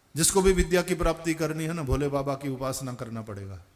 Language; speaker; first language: Hindi; non-native, local second language; Gujarati